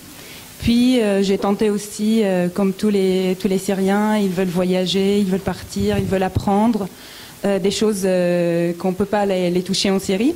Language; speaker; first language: French; non-native, fluent; Arabic